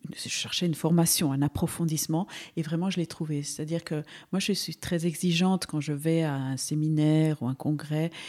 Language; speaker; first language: French; native; French